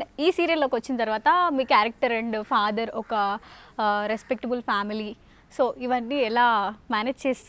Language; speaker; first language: Telugu; native; Telugu